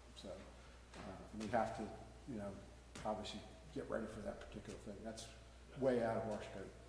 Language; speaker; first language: English; native; English